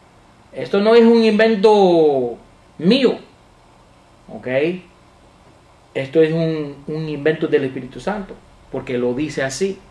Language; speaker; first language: Spanish; non-native, fluent; English